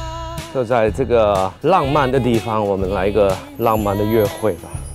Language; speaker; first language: Chinese; non-native, local second language; Cantonese